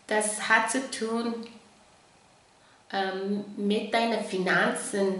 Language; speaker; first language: German; non-native, fluent; English